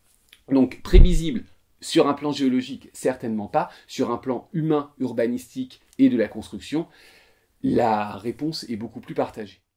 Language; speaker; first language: French; native; French